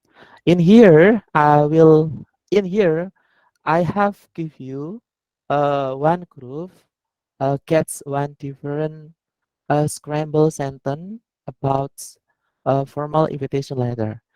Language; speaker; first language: English; non-native, learner; Indonesian